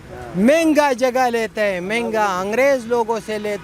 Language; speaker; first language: Hindi; non-native, local second language; Pashto